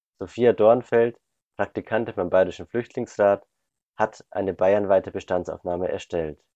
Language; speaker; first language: German; native; German